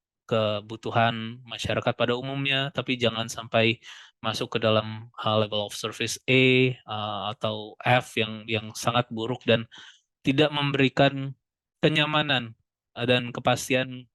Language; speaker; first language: Indonesian; native; Indonesian